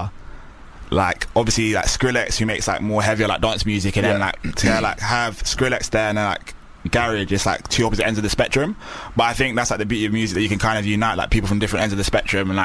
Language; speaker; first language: English; native; English